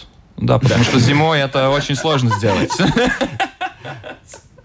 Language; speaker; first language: Russian; non-native, local second language; Latvian